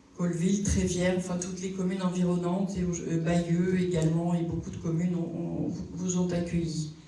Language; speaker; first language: French; native; French